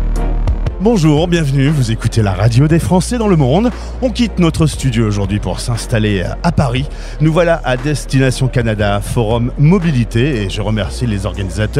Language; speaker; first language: French; native; French